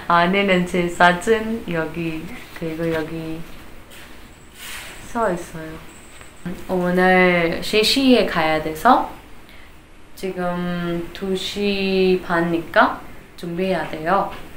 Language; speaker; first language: Korean; non-native, learner; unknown